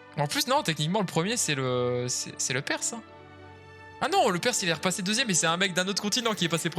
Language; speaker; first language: French; native; French